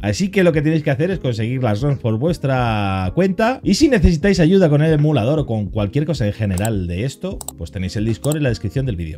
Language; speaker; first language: Spanish; native; Spanish